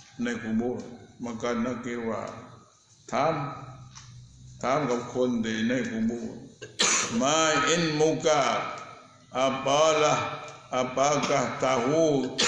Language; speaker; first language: Malay; native; Malay